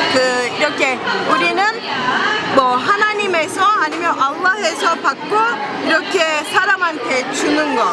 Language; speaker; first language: Korean; non-native, fluent; Turkish